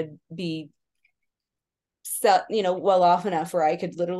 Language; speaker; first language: English; native; English